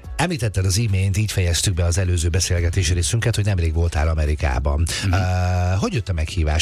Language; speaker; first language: Hungarian; native; Hungarian